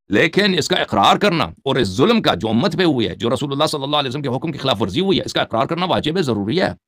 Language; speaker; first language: Urdu; native; Urdu